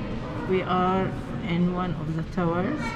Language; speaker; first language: English; non-native, fluent; Arabic